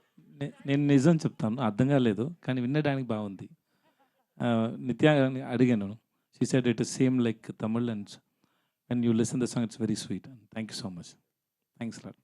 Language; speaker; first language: Telugu; non-native, learner; Tamil